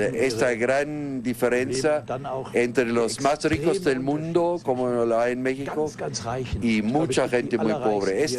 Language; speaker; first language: Spanish; non-native, fluent; German